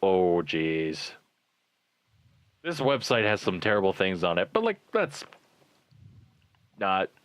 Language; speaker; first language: English; native; English